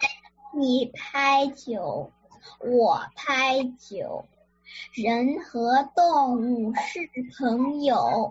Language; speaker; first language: Chinese; early bilingual, heritage; Chinese